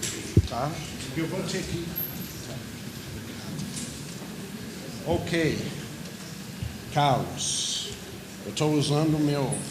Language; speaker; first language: Portuguese; non-native, fluent; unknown